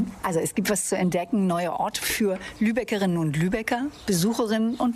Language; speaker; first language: German; native; German